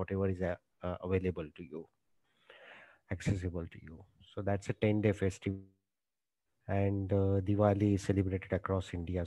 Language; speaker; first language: English; non-native, local second language; Marathi